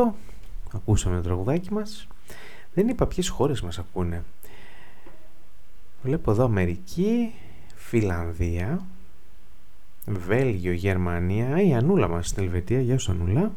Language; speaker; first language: Greek; native; Greek